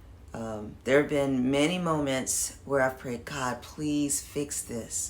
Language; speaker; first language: English; native; English